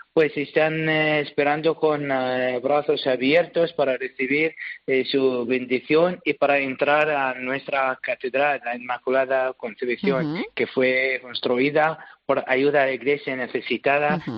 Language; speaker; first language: Spanish; non-native, learner; Arabic